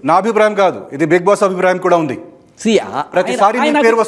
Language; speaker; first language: Telugu; non-native, fluent; Hindi